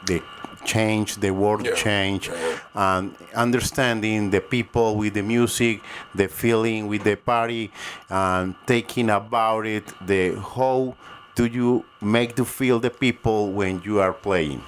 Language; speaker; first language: English; non-native, learner; Spanish